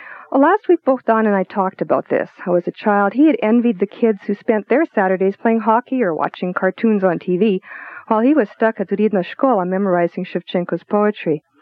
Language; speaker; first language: English; native; English